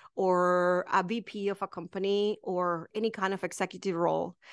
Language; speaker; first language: English; non-native, fluent; Spanish